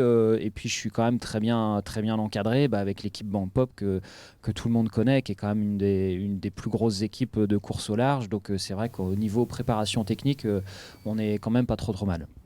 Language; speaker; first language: French; native; French